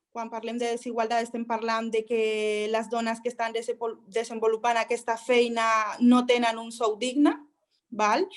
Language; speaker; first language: Catalan; non-native, local second language; Spanish